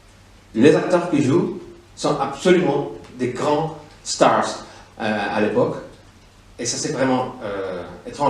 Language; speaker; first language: French; non-native, fluent; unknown